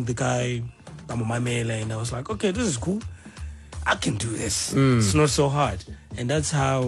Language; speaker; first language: English; non-native, local second language; Southern Sotho